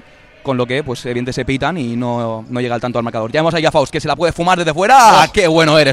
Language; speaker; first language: Spanish; native; Spanish